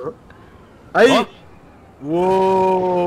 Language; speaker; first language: Portuguese; native; Portuguese